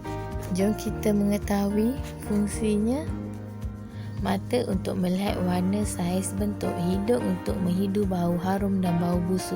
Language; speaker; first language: Malay; native; Malay